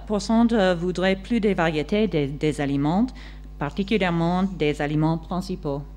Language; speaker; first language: French; non-native, fluent; English